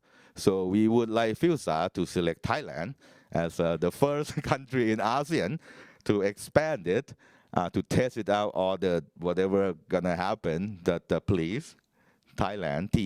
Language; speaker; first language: English; non-native, fluent; Thai